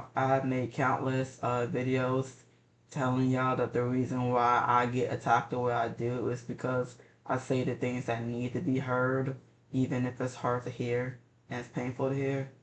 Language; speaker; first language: English; native; English